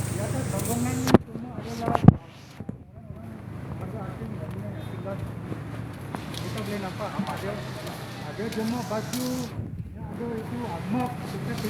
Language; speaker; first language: Malay; native; Malay